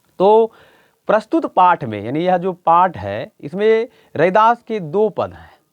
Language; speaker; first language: Hindi; native; Hindi